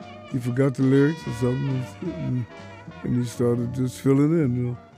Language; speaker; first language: English; native; English